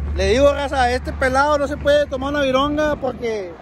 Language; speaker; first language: Spanish; early bilingual, heritage; Spanish